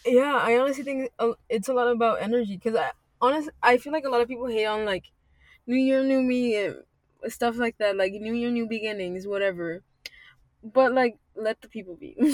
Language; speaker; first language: English; early bilingual, other home language; Spanish